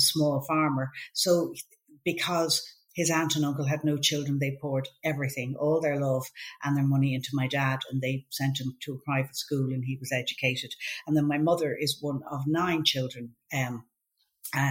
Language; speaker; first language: English; native; English